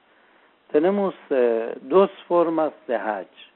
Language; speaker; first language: Spanish; non-native, learner; Persian